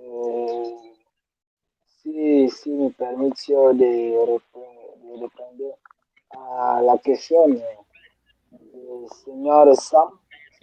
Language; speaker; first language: Spanish; non-native, learner; French